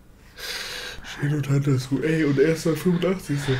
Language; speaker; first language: German; native; German